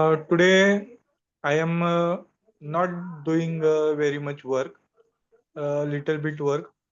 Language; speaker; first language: English; non-native, learner; Hindi